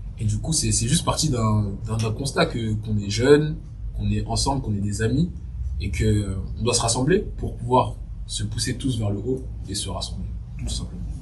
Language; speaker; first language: French; early bilingual, other home language; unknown